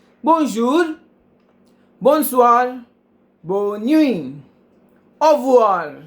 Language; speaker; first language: French; non-native, fluent; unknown